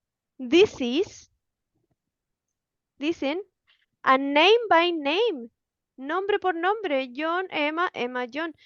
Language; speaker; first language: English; non-native, fluent; Spanish